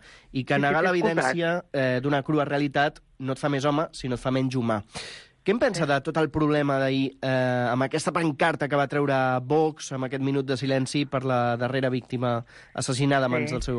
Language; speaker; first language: Catalan; native; Catalan